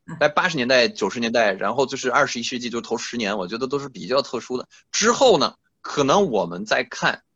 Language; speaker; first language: Chinese; non-native, fluent; French